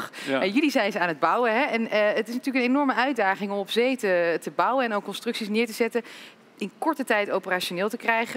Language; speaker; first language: Dutch; native; Dutch